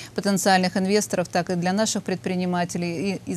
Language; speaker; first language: Russian; native; Russian